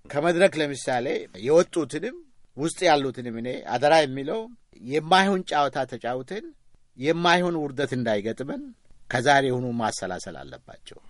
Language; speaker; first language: Amharic; non-native, local second language; Oromo